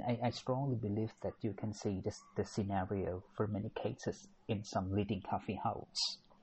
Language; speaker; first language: English; non-native, fluent; Thai